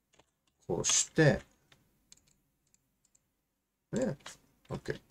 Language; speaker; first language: Japanese; non-native, fluent; English